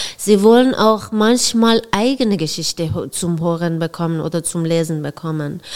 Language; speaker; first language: German; non-native, fluent; Persian